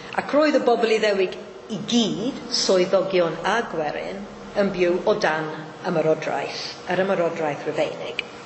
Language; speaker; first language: Welsh; non-native, fluent; Maltese